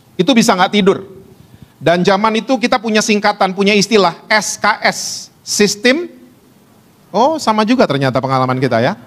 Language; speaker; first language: Indonesian; native; Indonesian